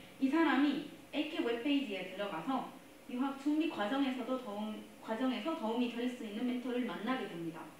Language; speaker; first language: Korean; non-native, fluent; Spanish